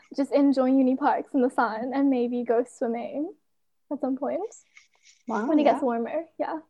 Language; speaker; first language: English; non-native, fluent; Chinese